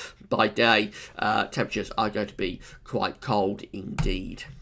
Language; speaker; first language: English; native; English